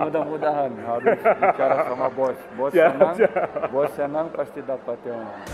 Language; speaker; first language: Indonesian; non-native, learner; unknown